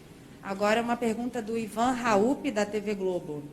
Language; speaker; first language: Portuguese; native; Portuguese